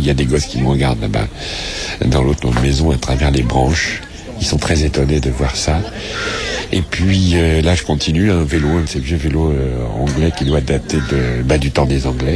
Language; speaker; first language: French; native; French